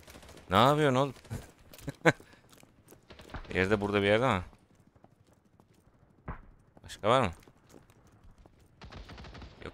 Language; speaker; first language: Turkish; native; Turkish